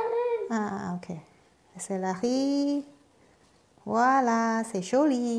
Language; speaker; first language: French; non-native, learner; Thai